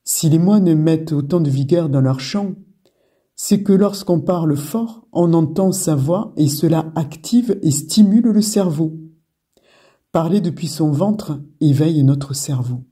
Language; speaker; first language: French; native; French